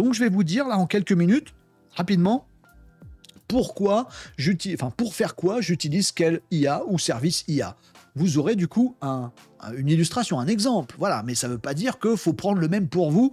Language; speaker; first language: French; native; French